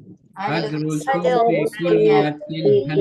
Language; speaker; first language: Arabic; non-native, learner; Indonesian